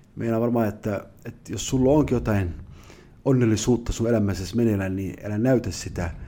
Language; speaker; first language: Finnish; early bilingual, other home language; Somali